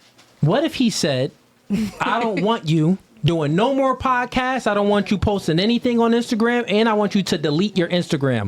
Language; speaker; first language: English; native; English